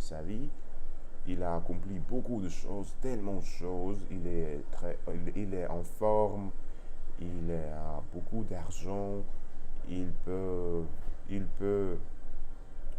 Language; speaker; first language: French; non-native, learner; Russian